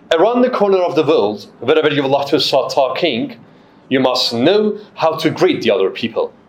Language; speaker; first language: English; non-native, fluent; Persian